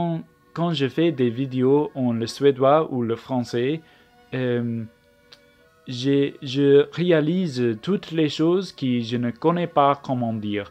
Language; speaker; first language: French; non-native, learner; English